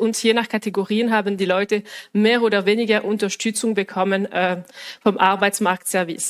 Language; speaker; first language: German; non-native, local second language; French